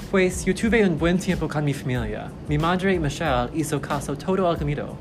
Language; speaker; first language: Spanish; non-native, learner; English